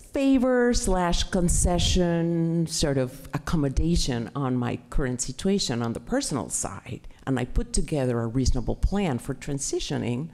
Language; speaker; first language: English; non-native, fluent; Spanish